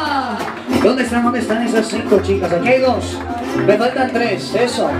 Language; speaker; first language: Spanish; native; Spanish